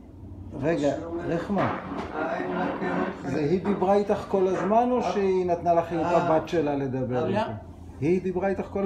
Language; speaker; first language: Hebrew; native; Hebrew